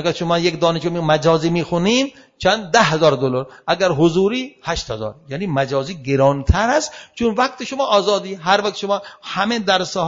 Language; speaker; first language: Persian; non-native, fluent; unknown